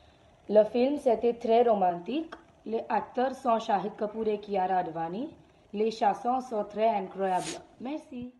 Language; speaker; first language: French; non-native, learner; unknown